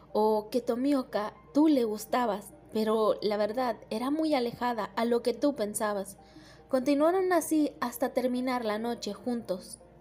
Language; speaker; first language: Spanish; native; Spanish